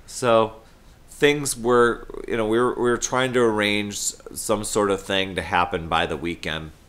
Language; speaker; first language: English; native; English